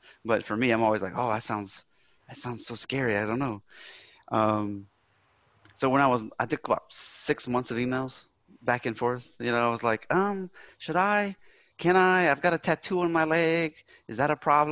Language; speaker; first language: English; native; English